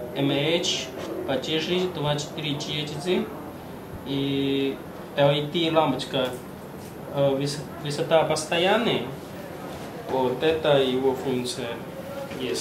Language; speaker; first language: Russian; non-native, learner; Chinese